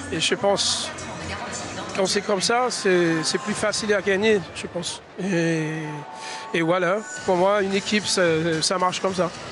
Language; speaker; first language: French; non-native, fluent; Danish